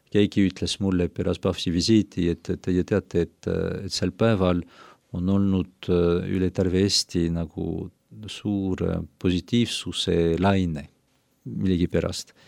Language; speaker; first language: Estonian; non-native, fluent; French